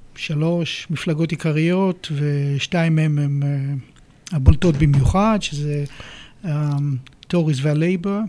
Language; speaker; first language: Hebrew; native; Hebrew